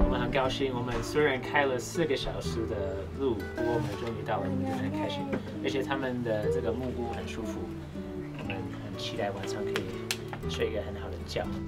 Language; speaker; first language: Chinese; non-native, fluent; English